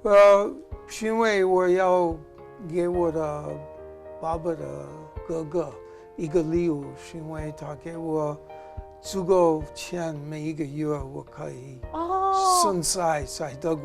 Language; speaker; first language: Chinese; non-native, learner; English